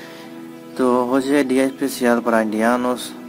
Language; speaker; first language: Portuguese; non-native, learner; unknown